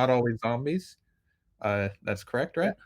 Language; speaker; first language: English; native; English